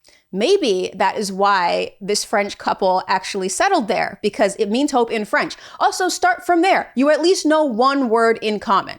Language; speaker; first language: English; native; English